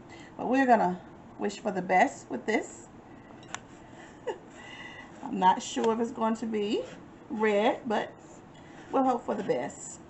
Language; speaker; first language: English; native; English